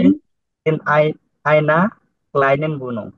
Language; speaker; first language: German; non-native, learner; Bangla